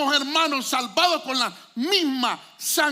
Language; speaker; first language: Spanish; native; Spanish